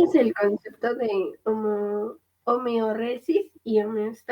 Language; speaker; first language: Spanish; native; Spanish